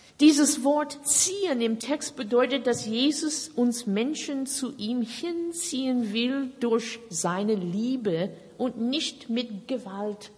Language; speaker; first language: German; non-native, fluent; English